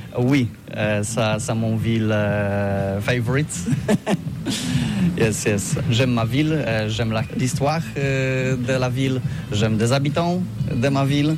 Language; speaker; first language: French; non-native, learner; Polish